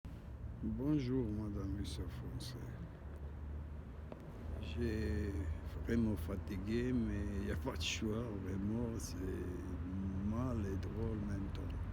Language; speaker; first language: French; non-native, learner; Armenian